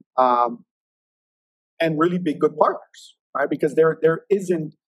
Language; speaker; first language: English; native; English